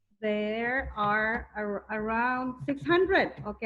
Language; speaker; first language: English; non-native, fluent; Thai